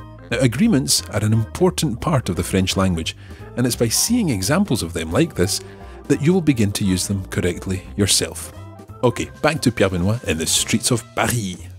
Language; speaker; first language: English; native; English